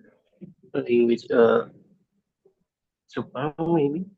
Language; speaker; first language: English; non-native, learner; Indonesian